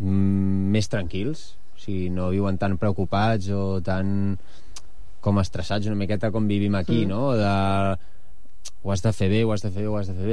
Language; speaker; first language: Catalan; native; Catalan